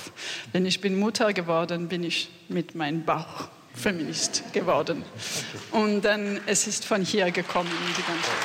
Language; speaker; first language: German; non-native, fluent; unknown